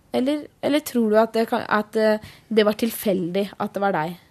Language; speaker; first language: Norwegian; native; Norwegian